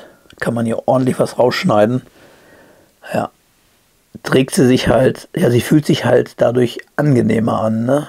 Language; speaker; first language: German; native; German